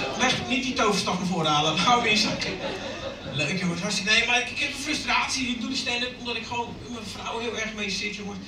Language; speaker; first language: Dutch; early bilingual, other home language; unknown